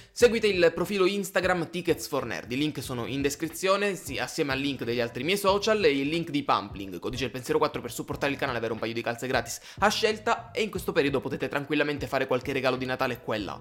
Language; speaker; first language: Italian; native; Italian